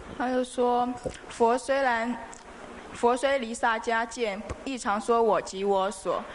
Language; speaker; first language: Chinese; native; Chinese